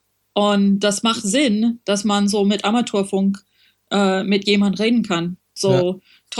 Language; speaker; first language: German; non-native, fluent; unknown